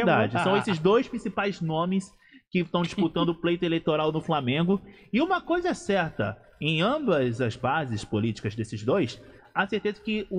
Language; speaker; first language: Portuguese; native; Portuguese